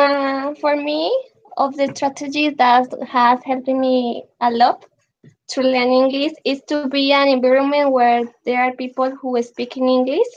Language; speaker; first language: English; non-native, learner; Spanish